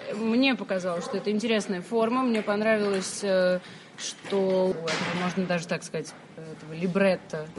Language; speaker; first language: Russian; early bilingual, other home language; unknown